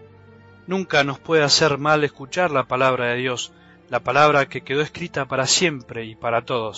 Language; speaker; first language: Spanish; native; Spanish